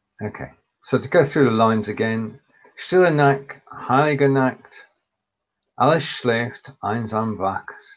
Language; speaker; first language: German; non-native, learner; English